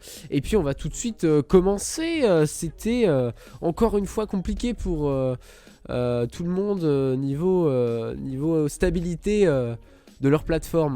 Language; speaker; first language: French; native; French